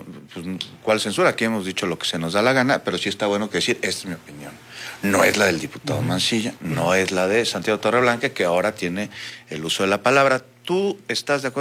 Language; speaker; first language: Spanish; native; Spanish